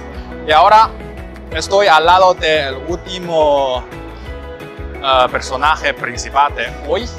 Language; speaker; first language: Spanish; non-native, learner; Chinese